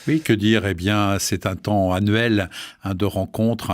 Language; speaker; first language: French; native; French